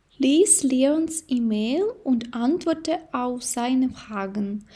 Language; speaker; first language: German; non-native, fluent; Ukrainian